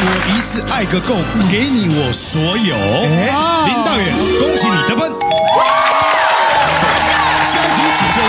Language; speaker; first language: Chinese; native; Chinese